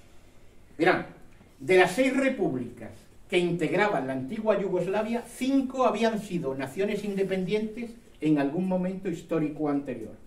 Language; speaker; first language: Spanish; native; Spanish